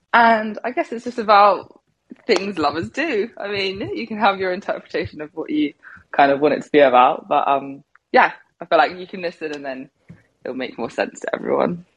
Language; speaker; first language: English; native; English